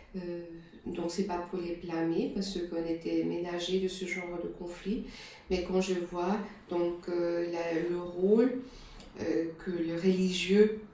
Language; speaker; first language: French; non-native, fluent; German